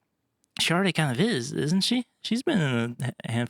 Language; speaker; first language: English; native; English